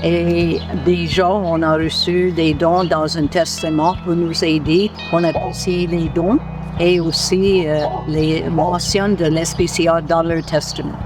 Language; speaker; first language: French; non-native, local second language; English